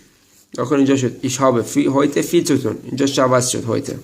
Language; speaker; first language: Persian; native; Persian